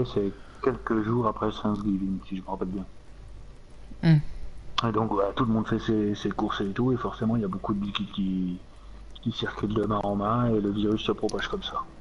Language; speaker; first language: French; native; French